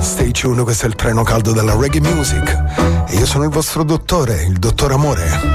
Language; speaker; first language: Italian; native; Italian